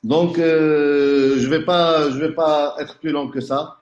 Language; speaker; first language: French; non-native, local second language; Arabic